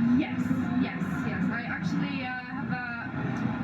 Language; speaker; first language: English; non-native, learner; Polish